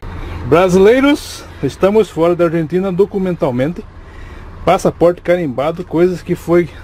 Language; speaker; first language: Portuguese; native; Portuguese